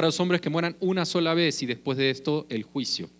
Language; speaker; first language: Spanish; native; Spanish